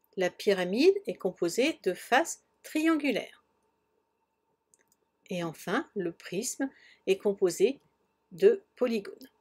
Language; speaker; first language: French; native; French